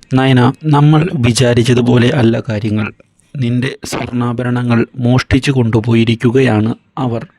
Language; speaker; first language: Malayalam; native; Malayalam